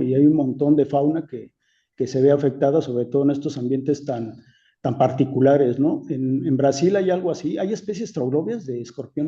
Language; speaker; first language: Spanish; native; Spanish